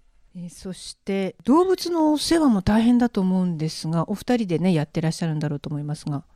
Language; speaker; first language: Japanese; native; Japanese